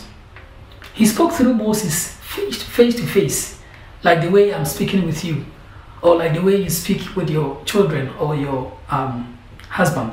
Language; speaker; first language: English; non-native, local second language; Akan